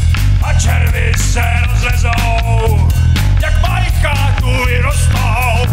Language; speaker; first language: Czech; native; Czech